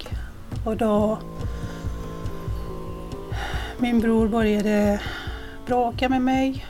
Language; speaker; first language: Swedish; non-native, fluent; Persian